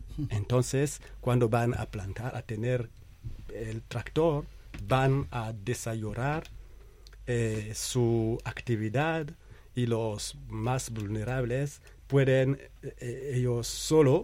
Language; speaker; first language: Spanish; non-native, fluent; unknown